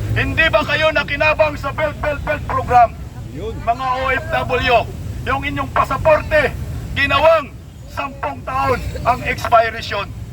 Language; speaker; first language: Filipino; non-native, local second language; Cebuano